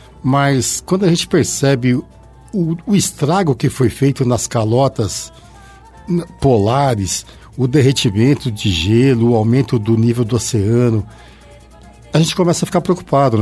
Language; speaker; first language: Portuguese; native; Portuguese